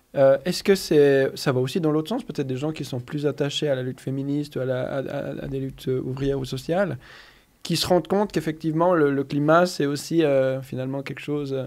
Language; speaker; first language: French; native; French